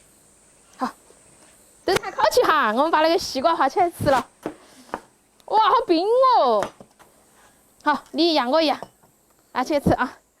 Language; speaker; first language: Chinese; native; Chinese